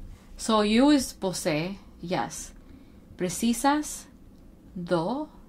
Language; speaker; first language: Portuguese; non-native, learner; English